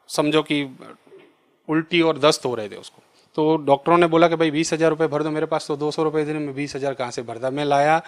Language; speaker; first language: Hindi; native; Hindi